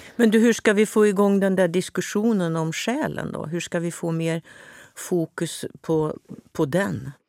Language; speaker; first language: Swedish; native; Swedish